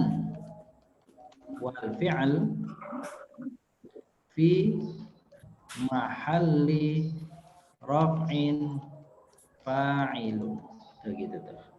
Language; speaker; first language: Arabic; non-native, fluent; Indonesian